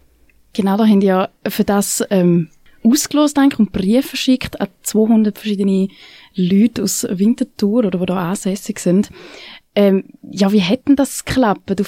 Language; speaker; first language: German; native; German